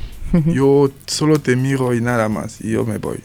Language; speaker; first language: Spanish; non-native, learner; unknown